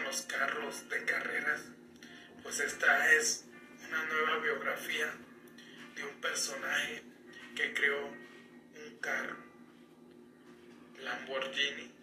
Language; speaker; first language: Spanish; native; Spanish